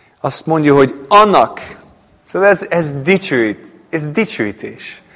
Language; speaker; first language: Hungarian; non-native, fluent; English